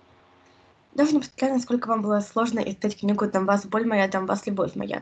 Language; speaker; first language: Russian; native; Russian